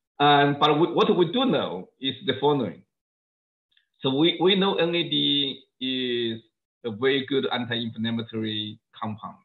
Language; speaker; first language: English; non-native, fluent; Chinese